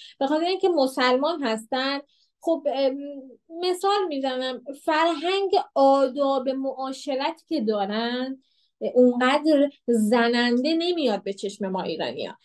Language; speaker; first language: Persian; native; Persian